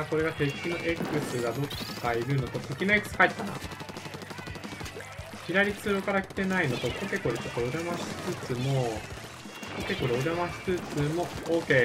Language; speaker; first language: Japanese; native; Japanese